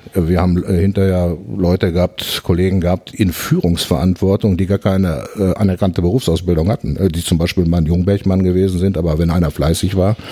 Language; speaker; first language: German; native; German